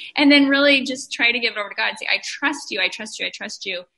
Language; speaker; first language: English; native; English